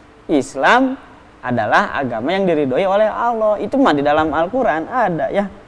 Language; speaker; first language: Indonesian; native; Indonesian